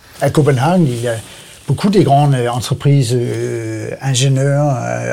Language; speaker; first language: French; non-native, learner; Danish